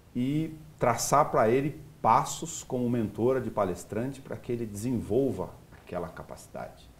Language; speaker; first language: Portuguese; native; Portuguese